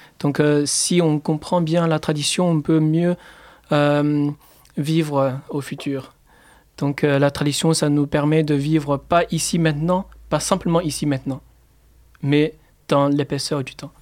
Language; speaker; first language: French; non-native, fluent; Chinese